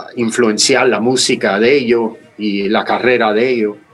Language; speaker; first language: Spanish; native; Spanish